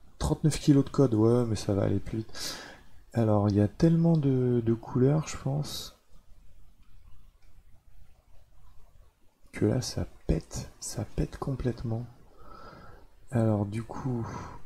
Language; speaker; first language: French; native; French